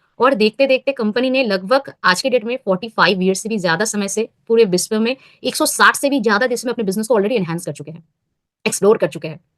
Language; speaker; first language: Hindi; non-native, local second language; Bangla